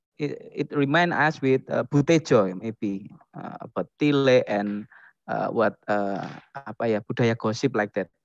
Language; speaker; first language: English; non-native, fluent; Indonesian